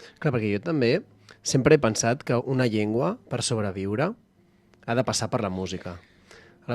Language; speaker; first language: Catalan; native; Catalan